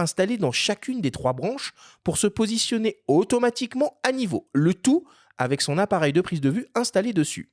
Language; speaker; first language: French; native; French